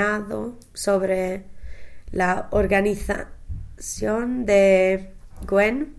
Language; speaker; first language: Spanish; non-native, learner; English